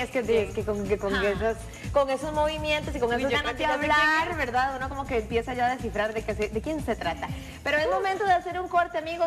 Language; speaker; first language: Spanish; native; Spanish